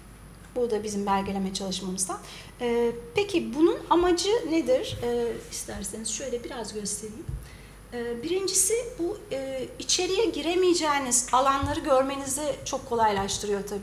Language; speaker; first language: Turkish; native; Turkish